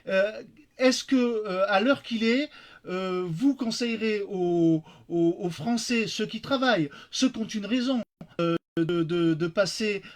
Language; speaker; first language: French; native; French